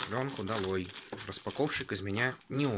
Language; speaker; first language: Russian; native; Russian